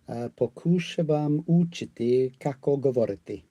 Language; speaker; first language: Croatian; non-native, learner; English